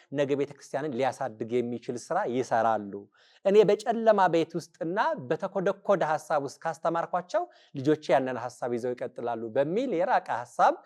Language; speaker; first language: Amharic; native; Amharic